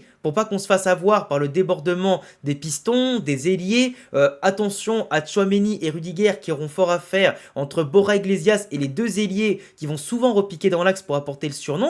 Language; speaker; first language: French; native; French